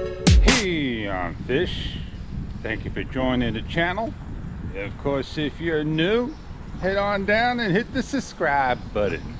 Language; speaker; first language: English; native; English